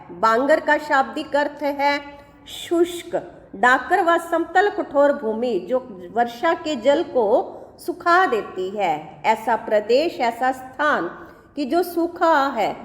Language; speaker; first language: Hindi; native; Hindi